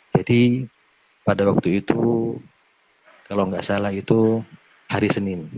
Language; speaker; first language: Indonesian; native; Indonesian